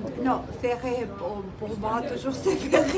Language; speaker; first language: French; non-native, learner; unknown